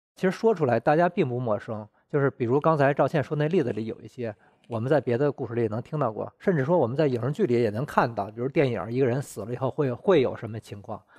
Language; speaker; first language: Chinese; native; Chinese